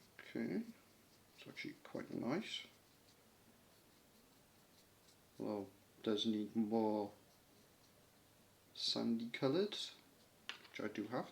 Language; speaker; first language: English; native; English